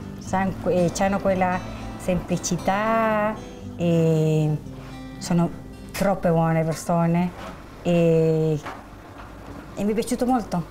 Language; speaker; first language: Italian; early bilingual, heritage; Spanish